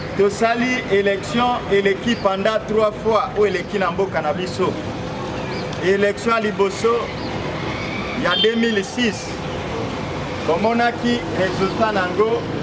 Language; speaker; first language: Lingala; native; Lingala